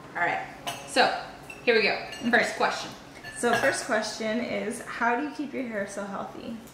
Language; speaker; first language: English; early bilingual, other home language; Spanish